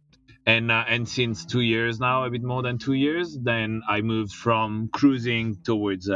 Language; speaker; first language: English; non-native, fluent; French